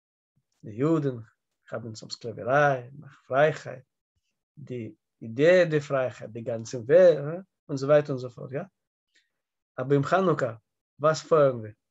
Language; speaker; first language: German; non-native, learner; Russian